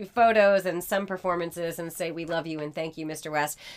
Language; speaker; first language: English; native; English